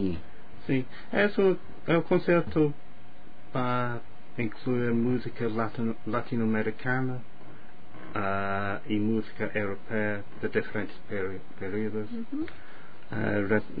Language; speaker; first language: Spanish; non-native, fluent; English